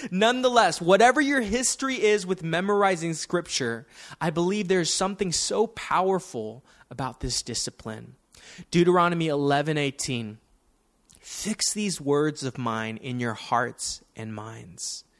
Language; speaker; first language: English; native; English